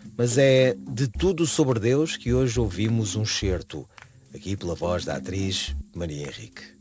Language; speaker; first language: Portuguese; native; Portuguese